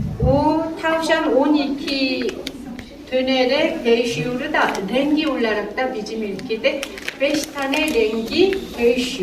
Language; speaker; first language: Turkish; non-native, learner; Korean